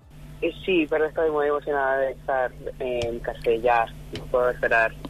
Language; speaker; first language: Spanish; non-native, fluent; English